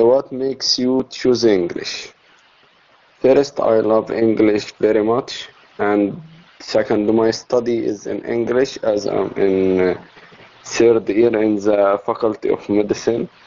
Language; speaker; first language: English; non-native, learner; Arabic